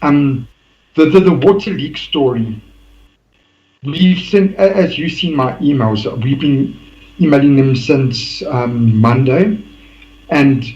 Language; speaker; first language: English; non-native, local second language; Afrikaans